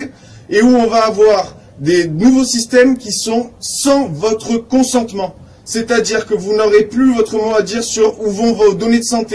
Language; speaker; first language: French; native; French